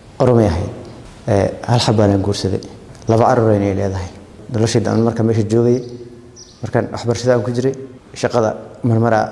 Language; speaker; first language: Somali; non-native, local second language; Oromo